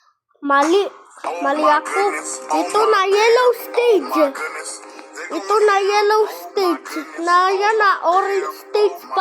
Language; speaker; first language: Filipino; non-native, learner; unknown